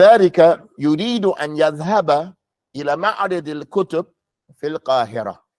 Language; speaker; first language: Arabic; non-native, fluent; English